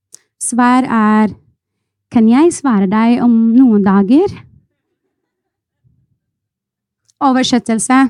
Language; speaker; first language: Norwegian; non-native, fluent; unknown